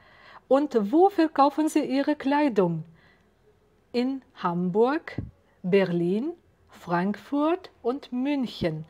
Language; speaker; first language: German; non-native, fluent; Uzbek